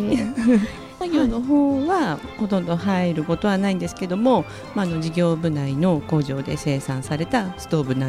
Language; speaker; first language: Japanese; native; Japanese